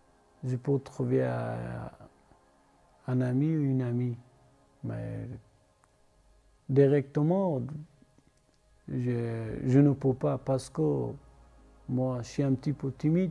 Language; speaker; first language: French; non-native, learner; Persian